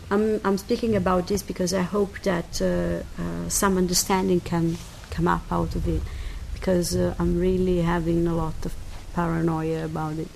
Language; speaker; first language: English; non-native, learner; Italian